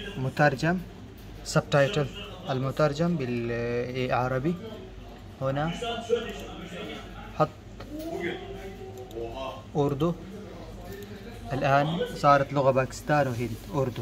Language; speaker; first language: Arabic; non-native, fluent; Pashto